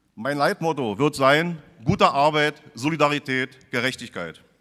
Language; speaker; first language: German; native; German